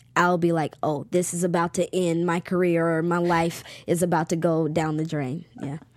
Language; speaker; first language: English; native; English